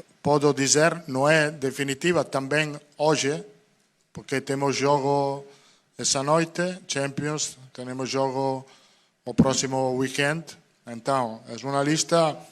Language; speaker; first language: Portuguese; non-native, learner; Italian